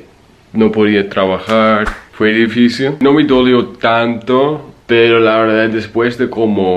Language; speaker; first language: Spanish; non-native, fluent; English